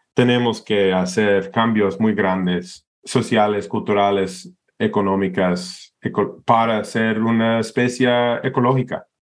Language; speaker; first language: Spanish; non-native, fluent; English